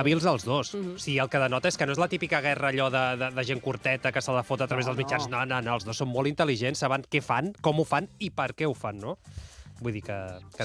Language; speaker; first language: Catalan; native; Catalan